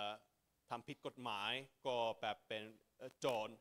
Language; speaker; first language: Thai; non-native, fluent; Finnish